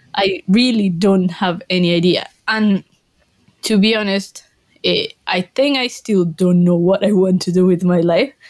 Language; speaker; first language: English; non-native, fluent; Spanish